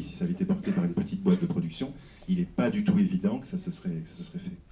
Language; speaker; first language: French; native; French